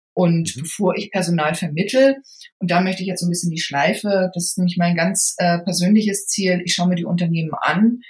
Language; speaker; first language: German; native; German